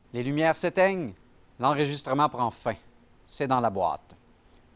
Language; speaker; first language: French; native; French